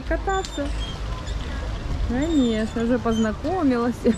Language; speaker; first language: Russian; native; Russian